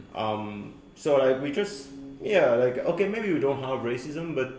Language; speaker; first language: English; non-native, fluent; Morisyen